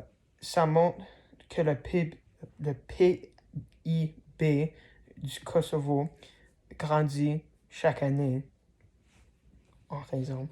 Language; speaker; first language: French; non-native, learner; English